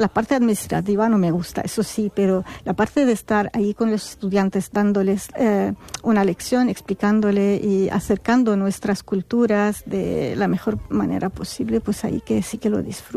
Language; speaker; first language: Spanish; non-native, fluent; Arabic